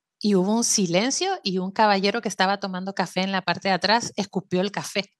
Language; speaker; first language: Spanish; native; Spanish